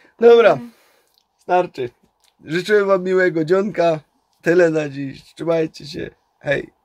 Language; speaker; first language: Polish; native; Polish